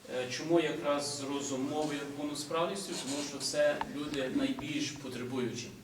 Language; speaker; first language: Ukrainian; early bilingual, heritage; Ukrainian